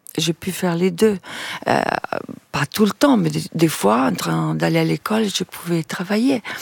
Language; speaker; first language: French; non-native, fluent; Italian